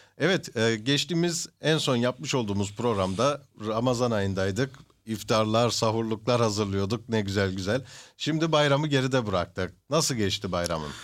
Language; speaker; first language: Turkish; early bilingual, heritage; Turkish